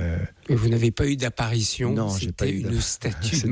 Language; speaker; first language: French; native; French